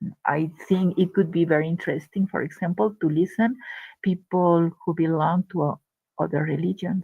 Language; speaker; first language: English; non-native, learner; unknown